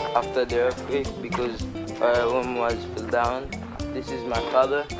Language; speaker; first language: English; non-native, learner; Haitian Creole